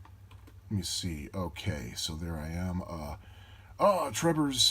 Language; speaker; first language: English; native; English